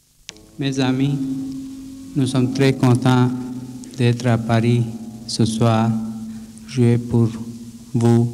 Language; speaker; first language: French; non-native, fluent; Bangla